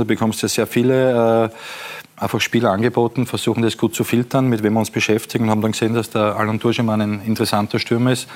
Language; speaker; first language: German; native; German